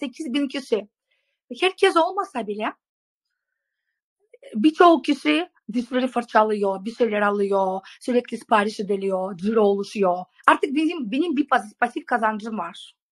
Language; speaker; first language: Turkish; non-native, fluent; Russian